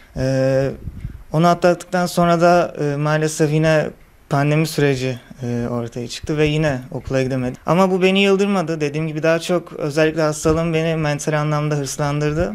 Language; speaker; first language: Turkish; native; Turkish